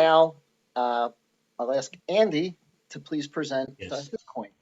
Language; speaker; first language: English; native; English